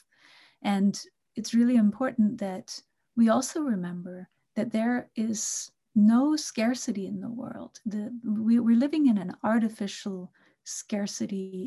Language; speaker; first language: English; non-native, local second language; Bangla